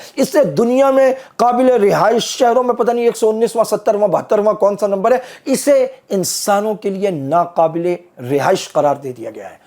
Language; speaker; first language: Urdu; native; Urdu